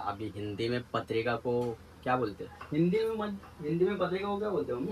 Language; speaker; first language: Hindi; non-native, local second language; Marathi